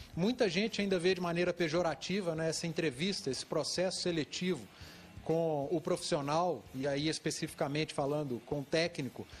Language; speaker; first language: Portuguese; native; Portuguese